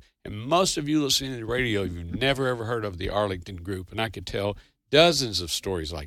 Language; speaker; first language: English; native; English